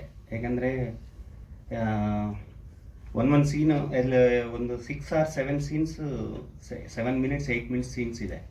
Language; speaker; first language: Kannada; non-native, learner; Telugu